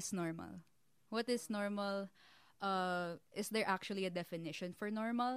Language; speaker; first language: English; non-native, local second language; Filipino